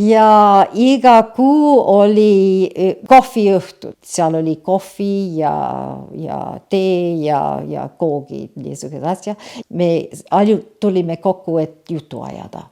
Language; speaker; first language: Estonian; early bilingual, heritage; Estonian